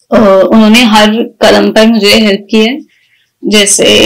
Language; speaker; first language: Hindi; native; Hindi